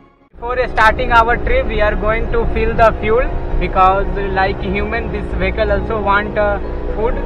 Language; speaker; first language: English; non-native, local second language; Hindi